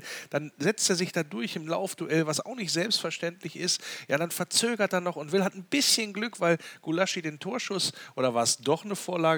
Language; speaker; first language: German; native; German